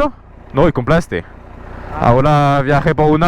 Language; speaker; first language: Spanish; non-native, learner; French